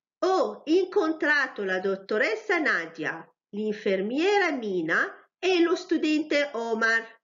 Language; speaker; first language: Italian; non-native, fluent; Arabic